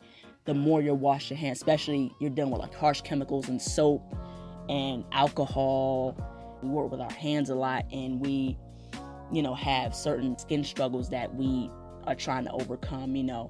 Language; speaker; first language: English; native; English